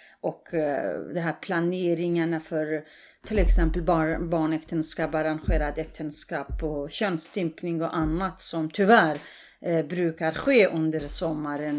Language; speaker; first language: Swedish; non-native, fluent; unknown